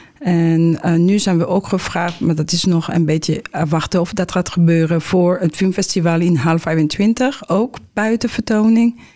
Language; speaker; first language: Dutch; non-native, fluent; French